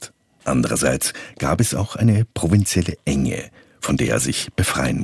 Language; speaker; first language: German; native; German